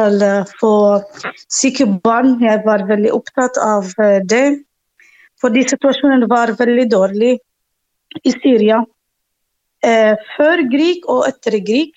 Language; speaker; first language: Norwegian; non-native, learner; Arabic